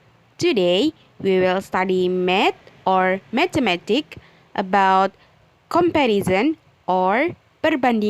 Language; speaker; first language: English; non-native, learner; Indonesian